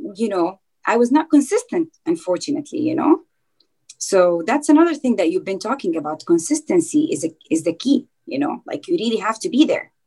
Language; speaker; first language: English; non-native, fluent; Arabic